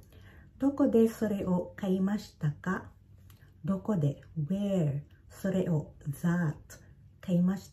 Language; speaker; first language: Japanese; non-native, fluent; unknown